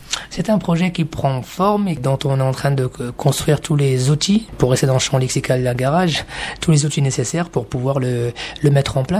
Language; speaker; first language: French; native; French